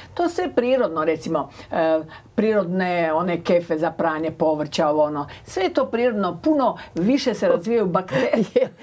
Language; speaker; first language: Croatian; native; Croatian